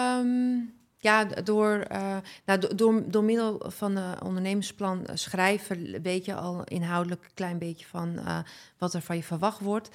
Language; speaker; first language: Dutch; early bilingual, other home language; Arabic